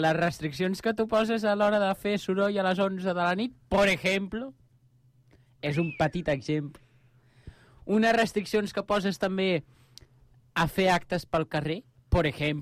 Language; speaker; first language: Catalan; native; Catalan